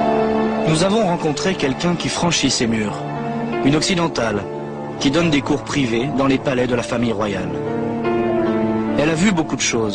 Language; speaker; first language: French; native; French